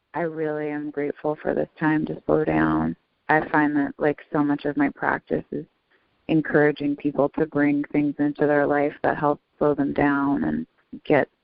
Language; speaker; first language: English; native; English